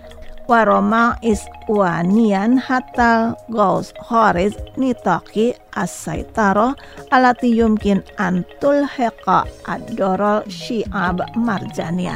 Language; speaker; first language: Arabic; non-native, fluent; Indonesian